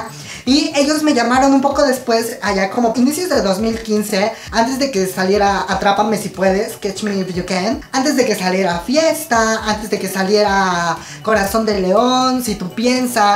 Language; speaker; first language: Spanish; native; Spanish